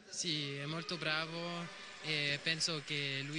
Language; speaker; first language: Italian; non-native, learner; French